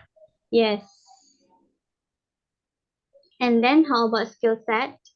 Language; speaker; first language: English; non-native, learner; Indonesian